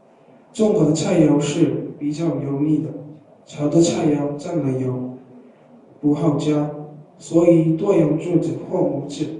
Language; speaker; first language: Chinese; non-native, learner; Korean